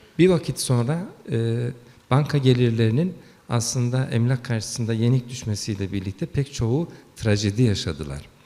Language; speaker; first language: Turkish; early bilingual, heritage; Turkish